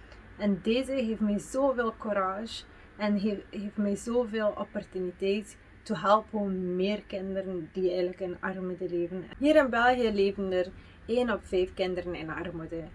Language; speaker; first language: Dutch; early bilingual, other home language; Amharic